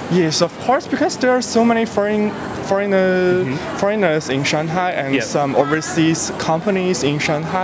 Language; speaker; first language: English; non-native, learner; Chinese